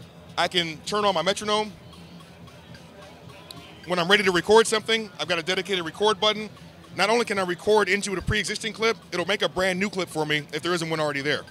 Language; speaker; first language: English; native; English